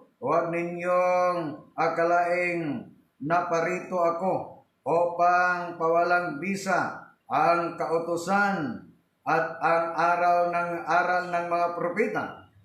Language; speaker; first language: Filipino; non-native, local second language; Cebuano